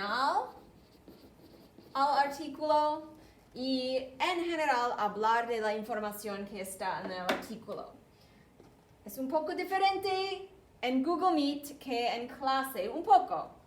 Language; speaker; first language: Spanish; non-native, fluent; English